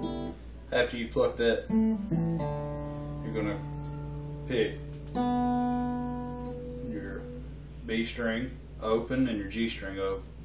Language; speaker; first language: English; native; English